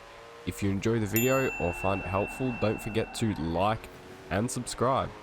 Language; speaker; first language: English; native; English